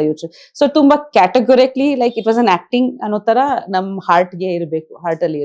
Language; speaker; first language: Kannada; non-native, fluent; Bangla